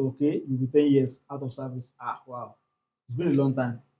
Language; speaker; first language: English; non-native, local second language; Yoruba